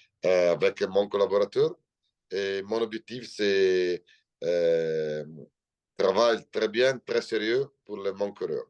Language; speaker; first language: French; non-native, learner; Italian